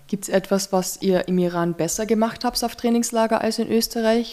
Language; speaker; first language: German; native; German